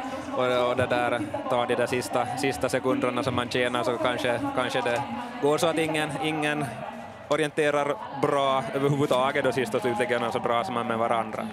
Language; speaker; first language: Swedish; native; Swedish